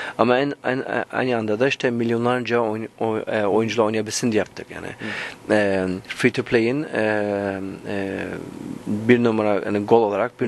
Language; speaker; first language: Turkish; early bilingual, heritage; Turkish